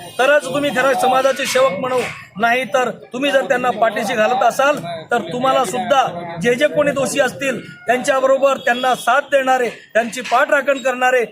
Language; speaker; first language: Marathi; non-native, local second language; Lambadi